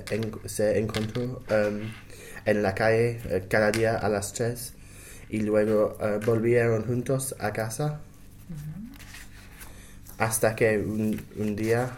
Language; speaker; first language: Spanish; non-native, learner; English